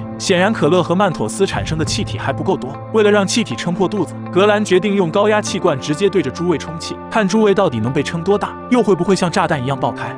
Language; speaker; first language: Chinese; native; Chinese